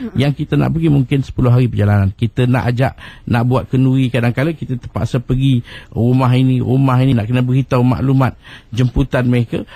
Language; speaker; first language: Malay; native; Malay